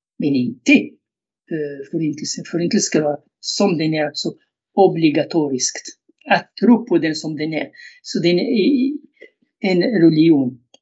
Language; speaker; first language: Swedish; non-native, fluent; Arabic